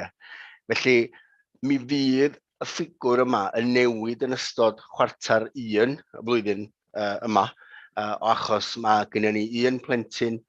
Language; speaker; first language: Welsh; native; Welsh